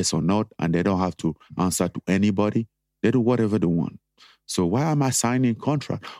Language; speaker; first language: English; non-native, local second language; French